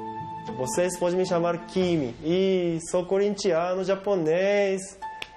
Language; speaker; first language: Portuguese; non-native, learner; Japanese